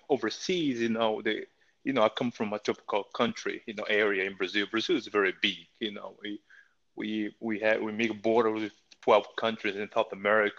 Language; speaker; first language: English; non-native, fluent; Portuguese